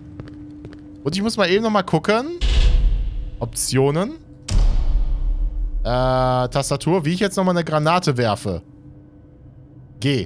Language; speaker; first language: German; native; German